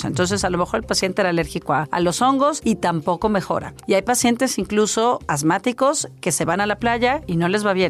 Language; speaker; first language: Spanish; native; Spanish